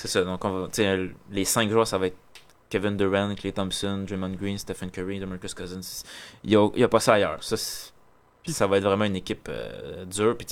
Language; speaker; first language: French; native; French